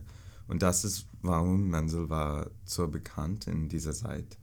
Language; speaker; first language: German; non-native, learner; English